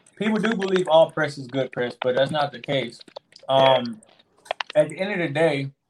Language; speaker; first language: English; native; English